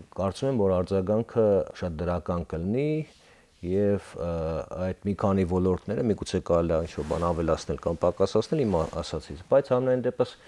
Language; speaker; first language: Armenian; native; Armenian